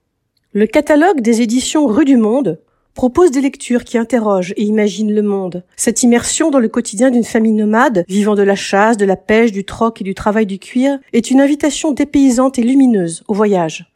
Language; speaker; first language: French; native; French